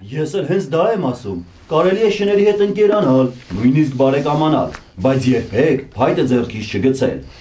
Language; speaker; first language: Armenian; native; Armenian